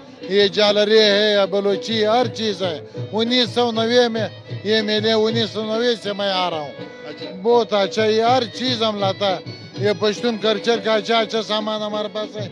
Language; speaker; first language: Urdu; non-native, local second language; Pashto